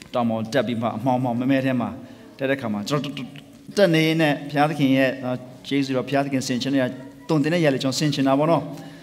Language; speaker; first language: Burmese; non-native, local second language; Tedim Chin